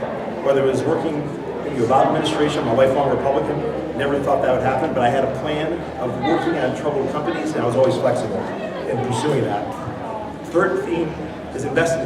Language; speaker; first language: English; native; English